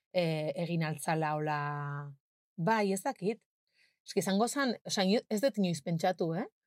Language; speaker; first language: Basque; non-native, local second language; Spanish